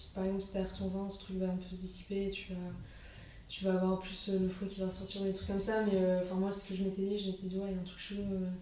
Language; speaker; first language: French; native; French